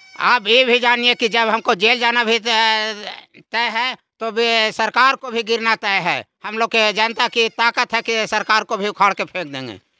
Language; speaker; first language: Hindi; native; Hindi